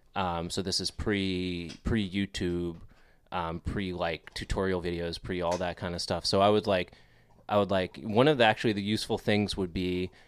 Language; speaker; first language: English; native; English